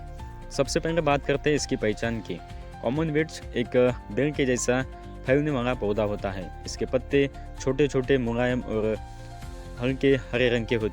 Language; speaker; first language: Hindi; native; Hindi